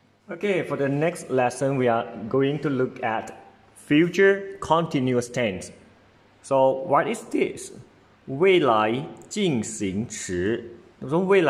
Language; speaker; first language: English; non-native, local second language; Chinese